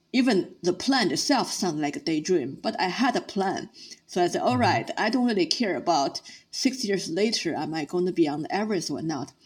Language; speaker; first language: English; non-native, fluent; Chinese